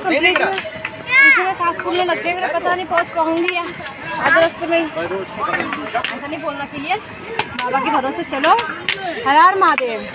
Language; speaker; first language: Hindi; non-native, local second language; Bangla